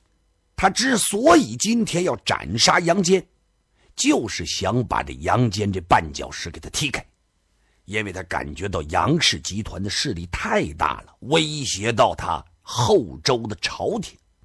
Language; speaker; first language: Chinese; native; Chinese